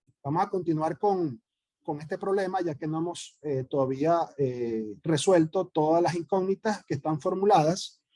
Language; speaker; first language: Spanish; native; Spanish